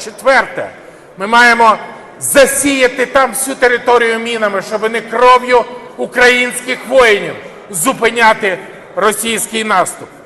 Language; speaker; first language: Ukrainian; native; Ukrainian